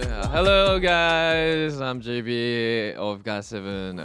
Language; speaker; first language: English; non-native, learner; Korean